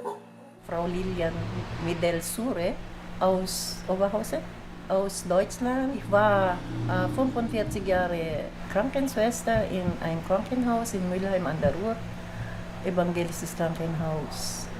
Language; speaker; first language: German; non-native, learner; Filipino